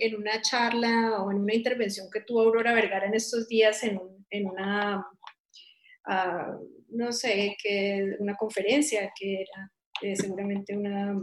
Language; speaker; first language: Spanish; native; Spanish